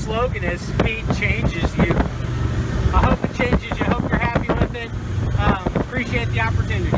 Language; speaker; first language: English; native; English